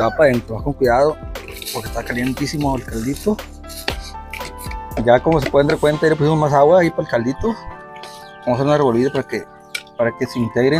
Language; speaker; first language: Spanish; native; Spanish